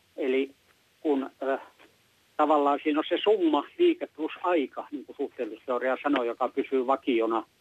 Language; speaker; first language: Finnish; native; Finnish